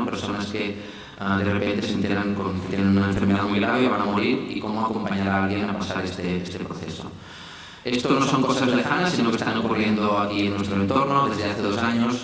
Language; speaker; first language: Spanish; native; Spanish